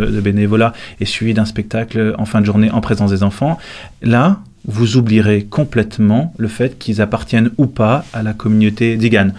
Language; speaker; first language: French; native; French